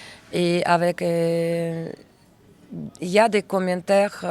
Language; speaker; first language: French; non-native, learner; Russian